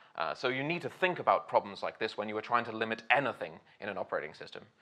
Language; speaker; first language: English; native; English